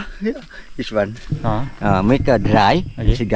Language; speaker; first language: English; non-native, learner; Indonesian